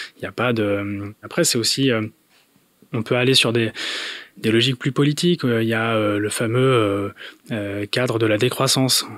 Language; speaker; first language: French; native; French